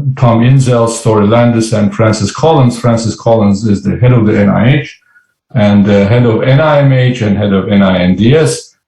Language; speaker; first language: English; non-native, fluent; Turkish